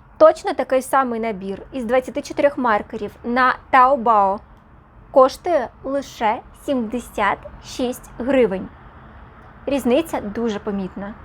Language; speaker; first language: Ukrainian; non-native, local second language; Russian